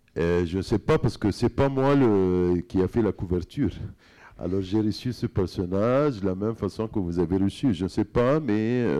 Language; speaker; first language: French; non-native, fluent; Arabic